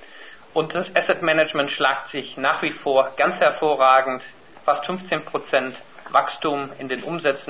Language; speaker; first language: German; native; German